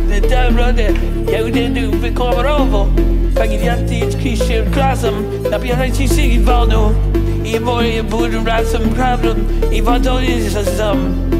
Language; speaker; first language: Russian; non-native, learner; English